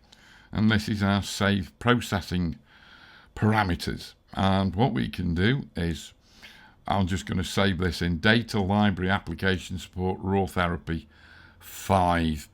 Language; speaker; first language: English; native; English